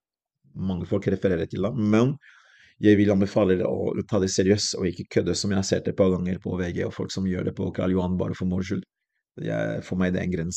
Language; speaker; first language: Norwegian; non-native, fluent; French